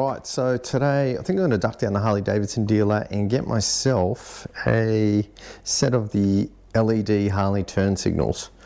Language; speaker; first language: English; native; English